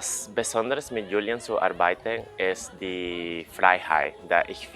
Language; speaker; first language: German; non-native, fluent; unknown